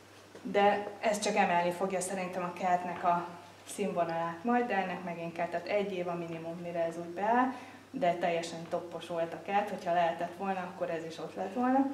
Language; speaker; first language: Hungarian; native; Hungarian